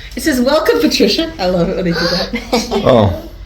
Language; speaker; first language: English; native; English